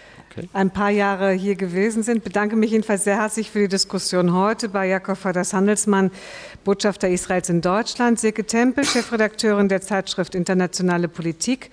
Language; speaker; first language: German; native; German